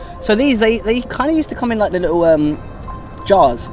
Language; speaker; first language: English; native; English